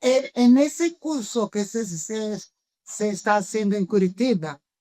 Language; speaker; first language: Spanish; non-native, fluent; Portuguese